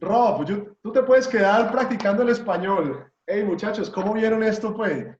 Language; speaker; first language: Spanish; native; Spanish